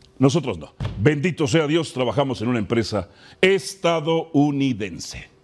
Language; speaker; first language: Spanish; native; Spanish